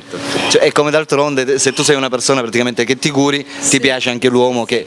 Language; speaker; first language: Italian; native; Italian